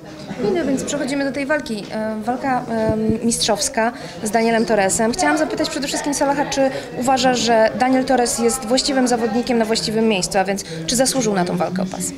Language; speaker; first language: Polish; native; Polish